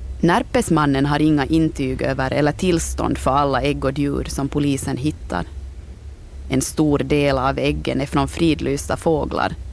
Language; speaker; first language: Swedish; native; Swedish